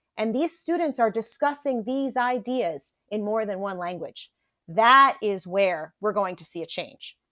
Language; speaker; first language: English; native; English